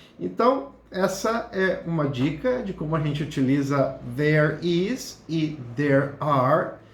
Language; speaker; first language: Portuguese; native; Portuguese